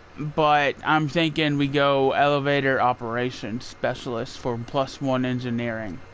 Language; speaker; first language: English; native; English